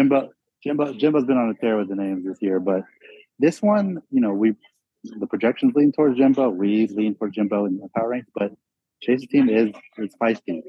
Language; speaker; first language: English; native; English